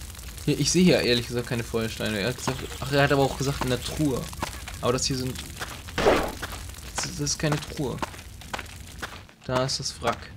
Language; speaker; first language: German; native; German